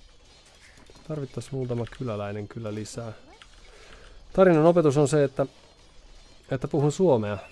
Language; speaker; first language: Finnish; native; Finnish